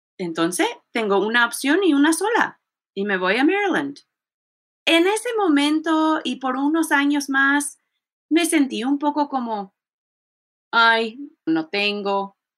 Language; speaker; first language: Spanish; early bilingual, heritage; Spanish